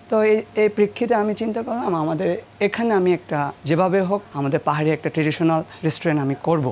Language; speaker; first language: Bangla; non-native, local second language; Marma